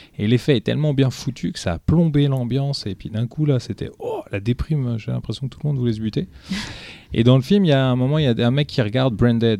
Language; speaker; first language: French; early bilingual, other home language; Portuguese